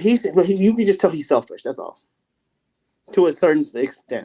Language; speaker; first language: English; native; English